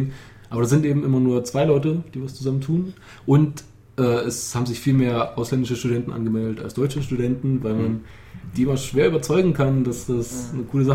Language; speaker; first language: German; native; German